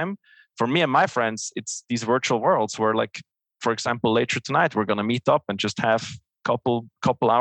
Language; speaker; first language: English; non-native, fluent; Swiss German